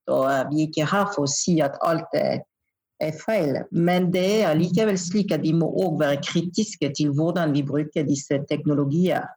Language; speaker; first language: Norwegian; non-native, fluent; French